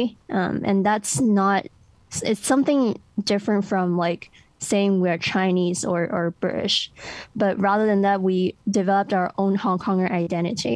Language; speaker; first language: English; non-native, local second language; Cantonese